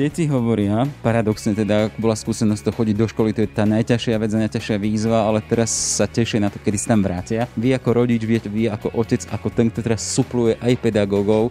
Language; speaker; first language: Slovak; native; Slovak